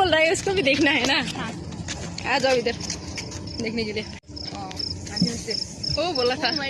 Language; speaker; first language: Hindi; non-native, local second language; Assamese